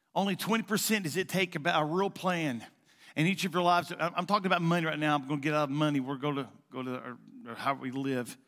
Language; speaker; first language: English; native; English